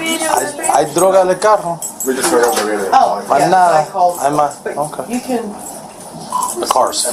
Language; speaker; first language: Spanish; early bilingual, heritage; Spanish